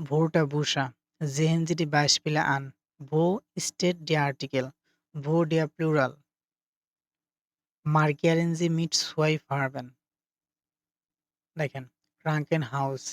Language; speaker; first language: German; non-native, fluent; Bangla